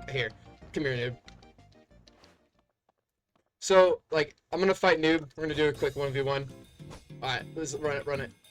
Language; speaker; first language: English; native; English